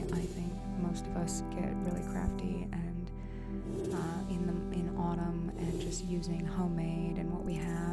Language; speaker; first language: English; native; English